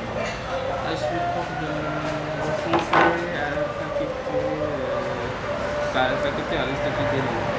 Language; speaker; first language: French; non-native, fluent; Arabic